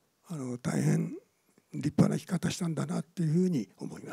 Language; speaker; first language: Japanese; native; Japanese